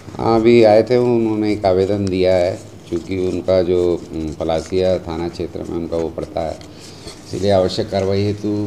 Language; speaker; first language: Hindi; native; Hindi